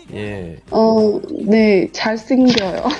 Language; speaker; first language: Korean; non-native, learner; Chinese